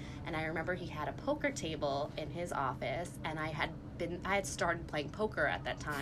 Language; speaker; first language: English; native; English